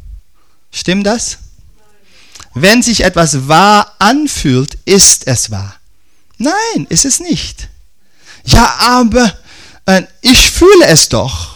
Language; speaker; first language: German; non-native, fluent; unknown